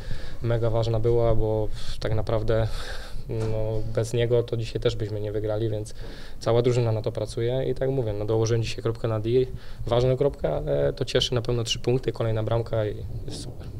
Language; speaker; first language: Polish; native; Polish